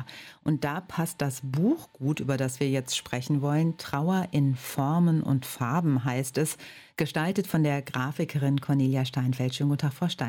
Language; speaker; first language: German; native; German